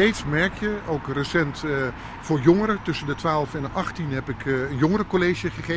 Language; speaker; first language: Dutch; native; Dutch